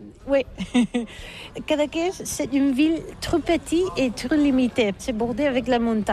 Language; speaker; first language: French; non-native, learner; Catalan